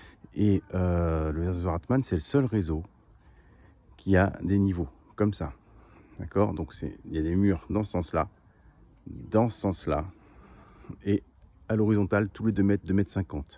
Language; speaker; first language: French; native; French